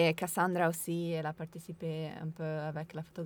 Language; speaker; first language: French; non-native, learner; Italian